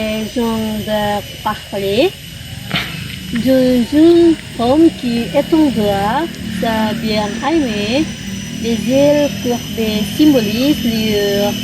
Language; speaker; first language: French; non-native, learner; Indonesian